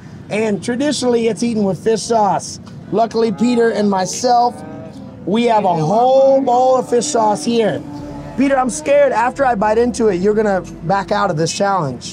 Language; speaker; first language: English; native; English